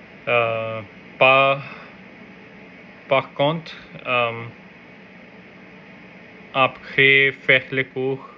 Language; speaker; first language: French; non-native, learner; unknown